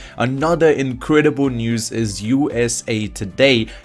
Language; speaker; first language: English; native; English